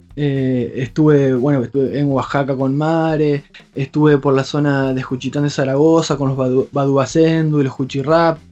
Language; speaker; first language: Spanish; native; Spanish